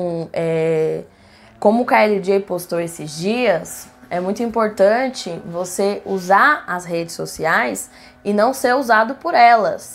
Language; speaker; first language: Portuguese; native; Portuguese